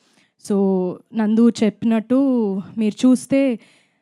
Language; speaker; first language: Telugu; non-native, fluent; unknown